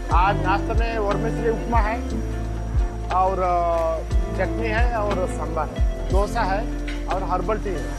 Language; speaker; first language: Hindi; non-native, local second language; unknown